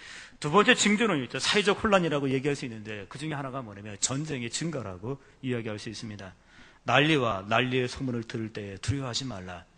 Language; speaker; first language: Korean; native; Korean